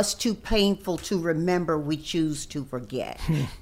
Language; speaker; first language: English; native; English